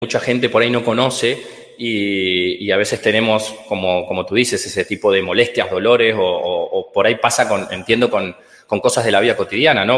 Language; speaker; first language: Spanish; native; Spanish